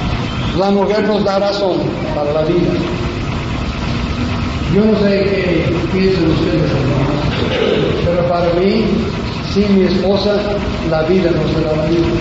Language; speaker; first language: Spanish; non-native, fluent; English